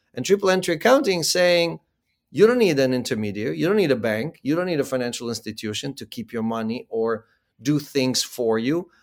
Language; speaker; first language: English; early bilingual, other home language; Ukrainian